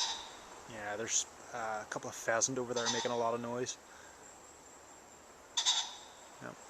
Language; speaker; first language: English; native; English